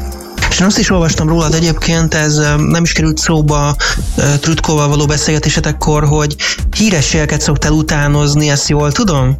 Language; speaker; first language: Hungarian; native; Hungarian